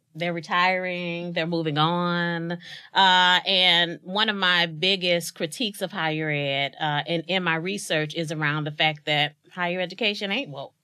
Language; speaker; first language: English; native; English